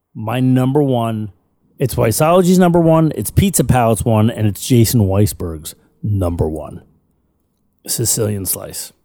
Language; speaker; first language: English; native; English